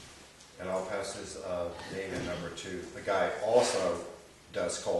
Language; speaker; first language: English; native; English